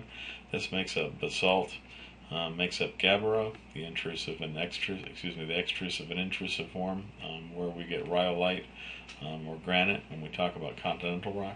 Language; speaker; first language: English; native; English